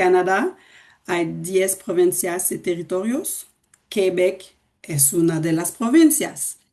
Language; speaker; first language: Spanish; non-native, fluent; French